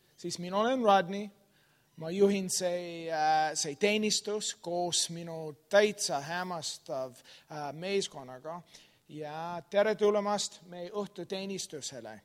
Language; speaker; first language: Estonian; non-native, learner; English